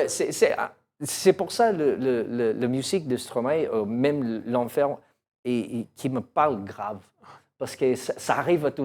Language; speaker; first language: French; non-native, learner; English